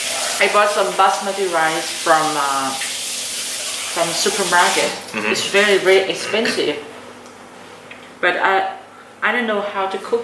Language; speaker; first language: English; non-native, learner; Thai